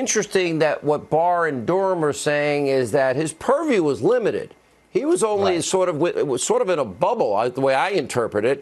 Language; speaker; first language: English; native; English